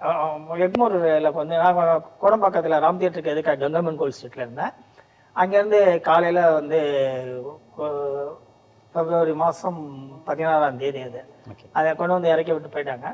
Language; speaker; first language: Tamil; native; Tamil